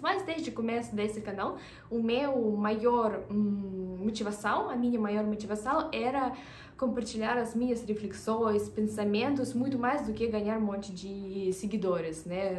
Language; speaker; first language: Portuguese; non-native, fluent; Russian